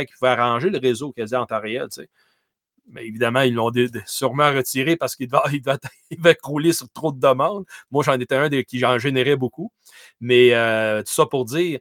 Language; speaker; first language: French; native; French